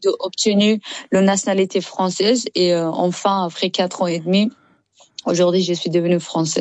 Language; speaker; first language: French; non-native, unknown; Persian